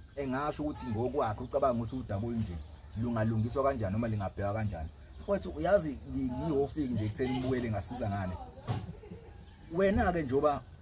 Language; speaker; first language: Zulu; native; Zulu